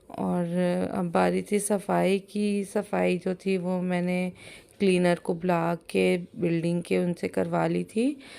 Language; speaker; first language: Urdu; native; Urdu